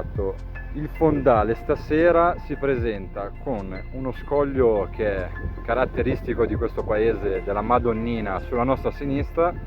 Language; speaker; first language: Italian; native; Italian